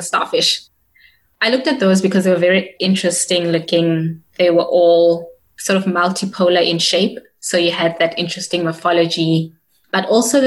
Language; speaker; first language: English; non-native, local second language; Tswana